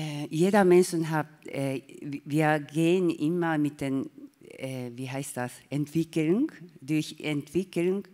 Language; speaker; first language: German; non-native, learner; Japanese